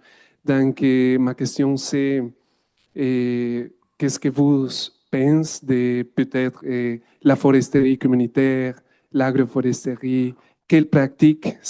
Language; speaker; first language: French; non-native, learner; Spanish